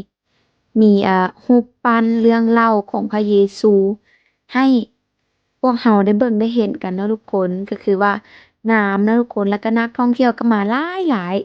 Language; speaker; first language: Thai; non-native, local second language; Lao